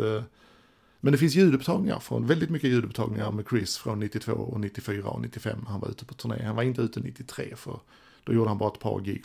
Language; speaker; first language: Swedish; native; Swedish